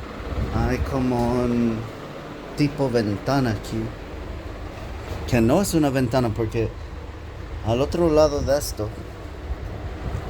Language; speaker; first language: Spanish; non-native, fluent; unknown